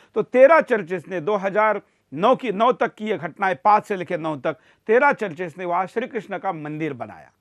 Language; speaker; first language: Hindi; non-native, local second language; Marathi